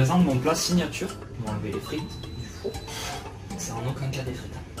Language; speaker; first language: French; native; French